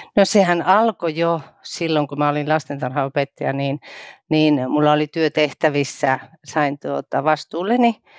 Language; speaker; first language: Finnish; native; Finnish